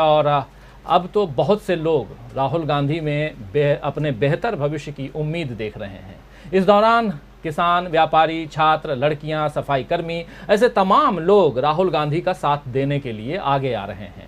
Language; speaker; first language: Hindi; native; Hindi